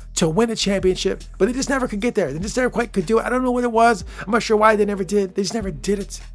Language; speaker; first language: English; native; English